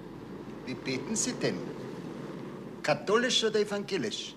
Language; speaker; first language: German; native; German